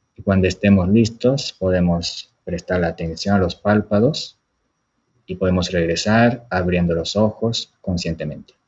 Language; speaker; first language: Spanish; non-native, fluent; Japanese